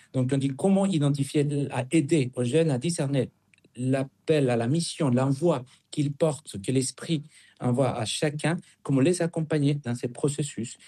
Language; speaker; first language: French; non-native, fluent; Spanish